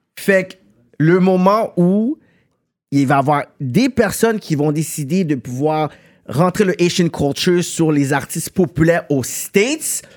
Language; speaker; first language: French; native; French